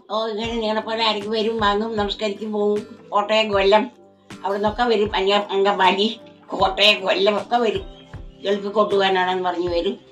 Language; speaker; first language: Malayalam; non-native, local second language; Tamil